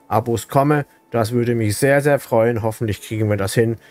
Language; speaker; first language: German; native; German